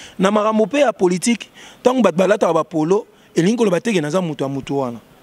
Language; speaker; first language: Lingala; native; Lingala